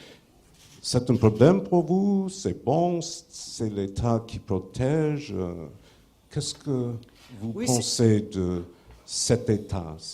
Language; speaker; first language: French; non-native, fluent; English